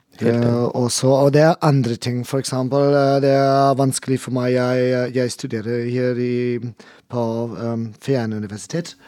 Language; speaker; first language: Norwegian; non-native, learner; German